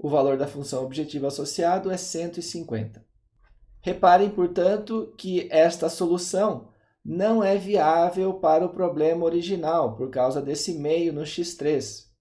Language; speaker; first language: Portuguese; native; Portuguese